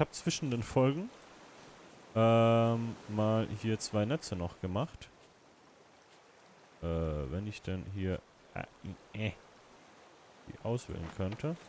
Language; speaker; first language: German; native; German